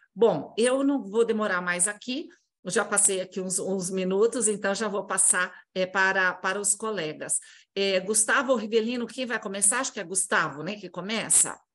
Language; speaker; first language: Portuguese; native; Portuguese